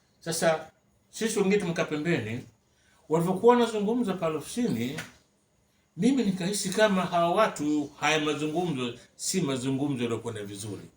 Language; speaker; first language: Swahili; native; Swahili